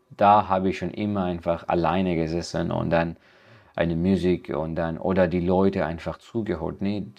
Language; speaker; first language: German; non-native, learner; Persian